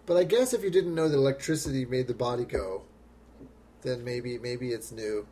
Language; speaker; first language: English; native; English